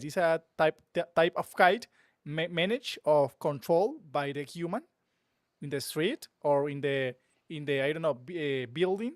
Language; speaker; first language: English; non-native, learner; Spanish